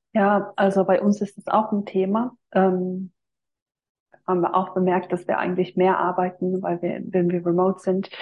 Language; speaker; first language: German; non-native, fluent; Finnish